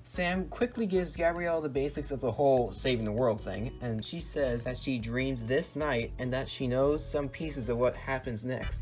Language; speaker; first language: English; native; English